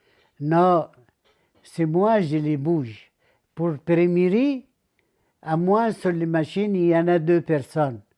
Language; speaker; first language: French; non-native, learner; Arabic